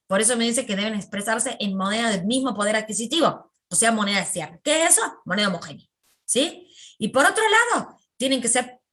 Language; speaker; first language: Spanish; native; Spanish